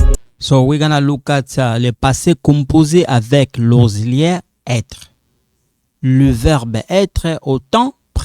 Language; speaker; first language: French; non-native, local second language; Lingala